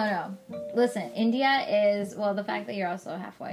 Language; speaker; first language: English; native; English